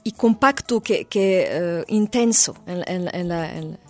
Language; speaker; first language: Spanish; non-native, fluent; French